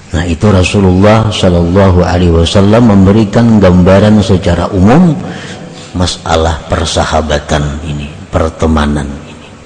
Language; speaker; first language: Indonesian; non-native, local second language; Banjar